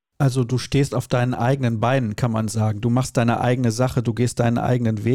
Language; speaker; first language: German; native; German